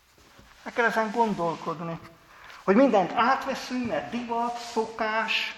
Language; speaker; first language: Hungarian; native; Hungarian